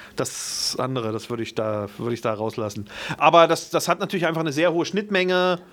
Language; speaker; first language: German; native; German